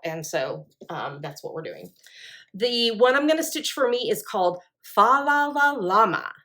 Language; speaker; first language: English; native; English